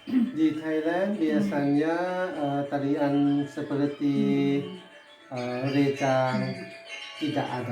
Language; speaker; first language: Indonesian; non-native, learner; Thai